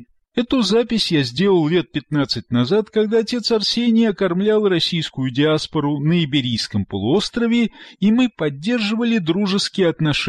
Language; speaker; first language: Russian; native; Russian